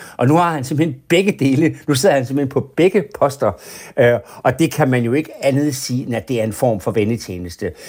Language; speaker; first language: Danish; native; Danish